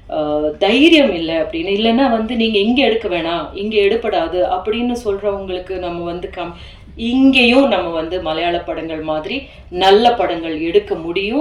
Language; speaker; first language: Tamil; native; Tamil